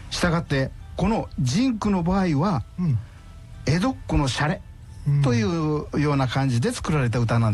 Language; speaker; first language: Japanese; native; Japanese